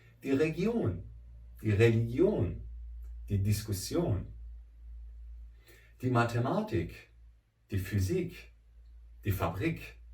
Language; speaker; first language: German; non-native, fluent; Persian